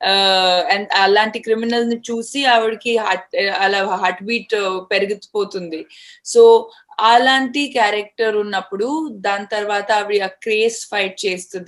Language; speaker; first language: Telugu; non-native, fluent; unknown